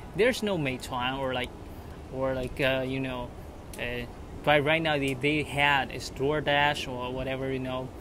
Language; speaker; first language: English; non-native, fluent; Chinese